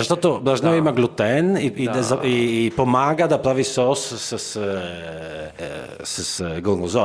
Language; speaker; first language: Bulgarian; non-native, fluent; Italian